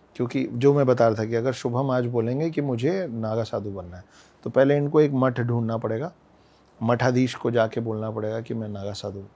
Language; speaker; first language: Hindi; native; Hindi